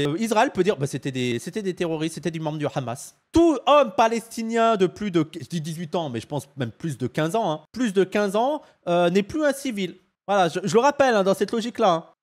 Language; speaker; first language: French; native; French